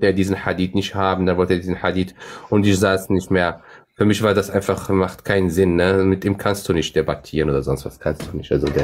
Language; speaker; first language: German; non-native, fluent; Arabic